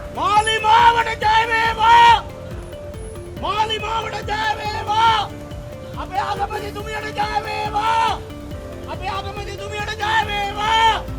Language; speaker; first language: Sinhala; non-native, local second language; Tamil